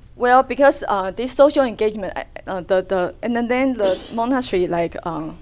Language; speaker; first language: English; non-native, fluent; Chinese